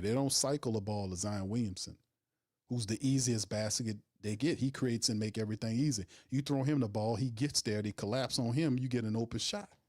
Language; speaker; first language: English; native; English